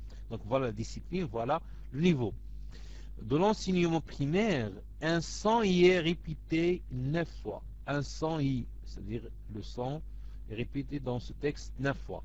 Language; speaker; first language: French; non-native, local second language; Arabic